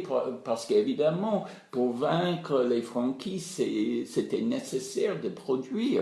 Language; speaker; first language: French; non-native, fluent; English